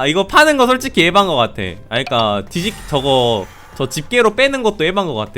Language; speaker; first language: Korean; native; Korean